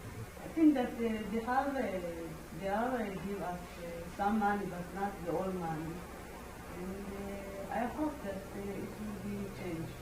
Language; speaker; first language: English; non-native, learner; Amharic